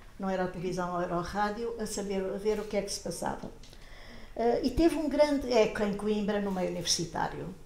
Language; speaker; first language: Portuguese; native; Portuguese